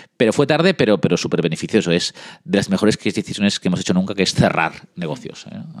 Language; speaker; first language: Spanish; early bilingual, other home language; French